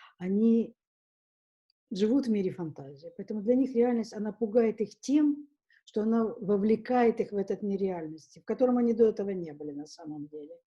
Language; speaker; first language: Russian; native; Russian